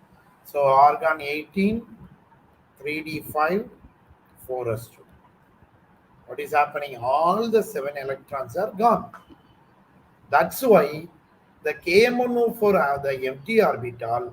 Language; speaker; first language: English; non-native, local second language; Tamil